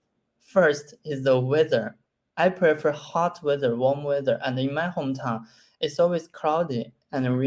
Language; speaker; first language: English; non-native, learner; Chinese